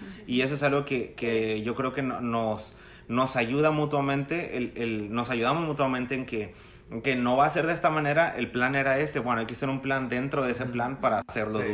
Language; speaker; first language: Spanish; native; Spanish